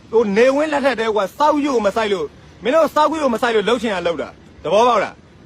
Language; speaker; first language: Burmese; native; Burmese